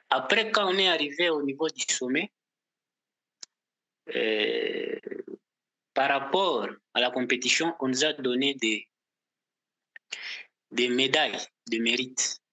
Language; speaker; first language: French; non-native, local second language; Portuguese